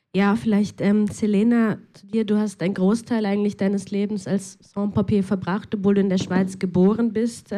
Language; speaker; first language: German; native; German